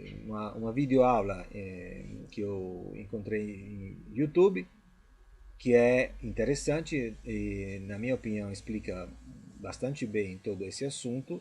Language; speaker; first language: Portuguese; non-native, fluent; Italian